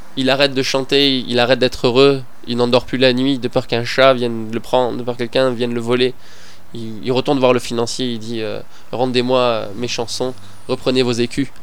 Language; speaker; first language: French; non-native, fluent; Persian